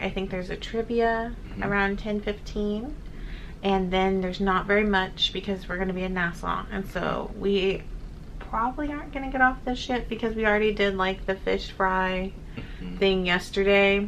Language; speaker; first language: English; native; English